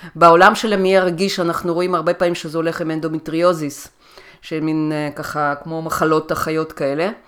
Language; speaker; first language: Hebrew; early bilingual, other home language; Russian